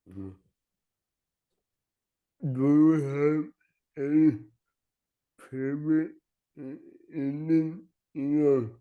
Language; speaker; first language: English; non-native, learner; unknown